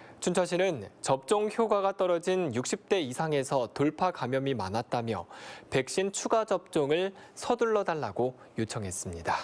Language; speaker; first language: Korean; native; Korean